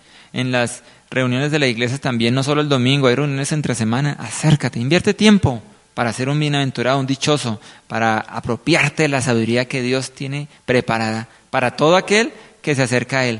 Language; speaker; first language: Spanish; native; Spanish